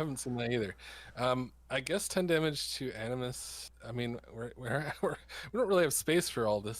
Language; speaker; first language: English; native; English